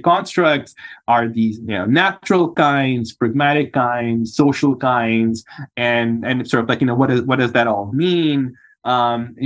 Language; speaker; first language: English; non-native, local second language; Urdu